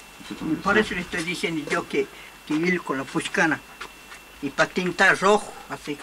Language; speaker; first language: Spanish; native; Spanish